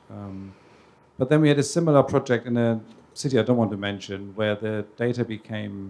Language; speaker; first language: English; native; English